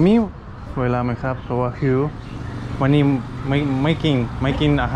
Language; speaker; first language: Thai; non-native, learner; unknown